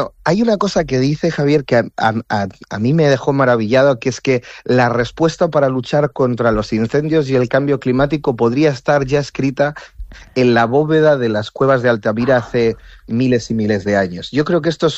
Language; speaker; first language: Catalan; non-native, local second language; Galician